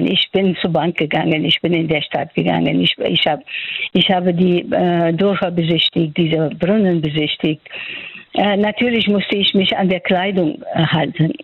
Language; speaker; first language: German; non-native, fluent; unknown